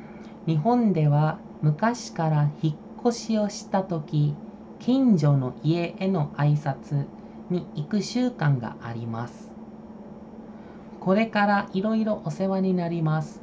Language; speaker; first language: Japanese; non-native, fluent; Indonesian